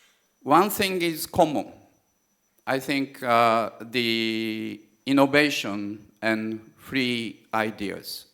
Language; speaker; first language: English; non-native, fluent; Japanese